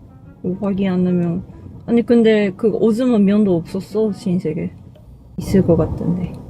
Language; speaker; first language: Korean; non-native, fluent; Japanese